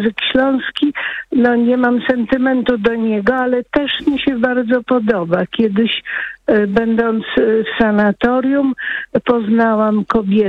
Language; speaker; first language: Polish; non-native, local second language; Kashubian